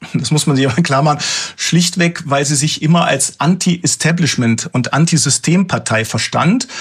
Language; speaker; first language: German; native; German